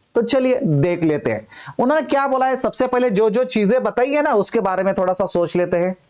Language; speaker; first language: Hindi; non-native, local second language; Marathi